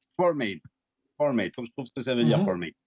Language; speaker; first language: French; native; French